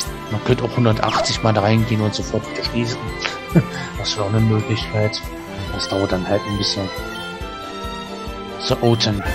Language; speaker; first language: German; native; German